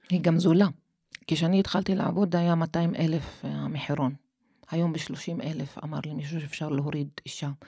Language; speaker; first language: Hebrew; non-native, local second language; Arabic